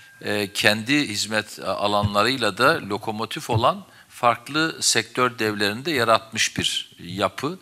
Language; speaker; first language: Turkish; native; Turkish